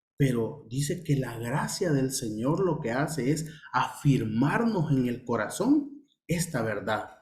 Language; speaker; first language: Spanish; native; Spanish